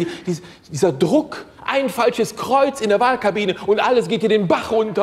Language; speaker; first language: German; native; German